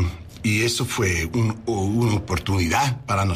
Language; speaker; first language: Spanish; non-native, learner; English